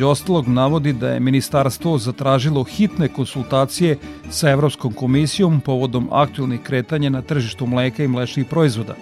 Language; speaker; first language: Serbian; native; Serbian